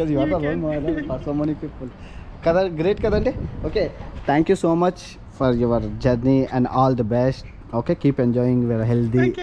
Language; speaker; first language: English; non-native, learner; Telugu